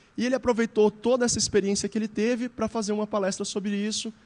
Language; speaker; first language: Portuguese; native; Portuguese